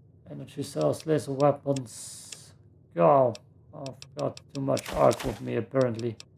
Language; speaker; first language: English; non-native, fluent; German